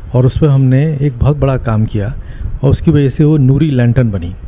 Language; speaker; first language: Hindi; native; Hindi